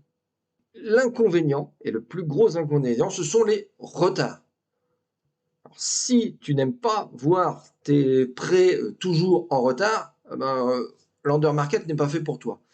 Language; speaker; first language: French; native; French